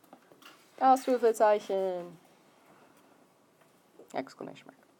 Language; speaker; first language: German; non-native, fluent; English